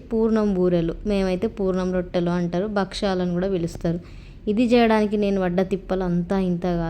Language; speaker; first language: Telugu; native; Telugu